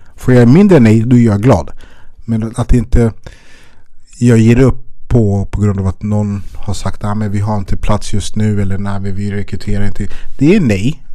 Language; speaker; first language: Swedish; early bilingual, other home language; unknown